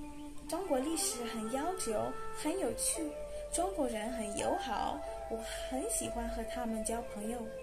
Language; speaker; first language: Chinese; non-native, learner; English